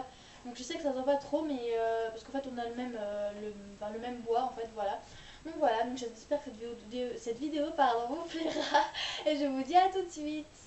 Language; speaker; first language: French; native; French